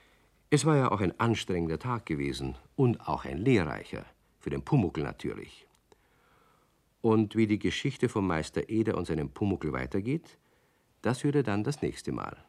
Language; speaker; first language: German; native; German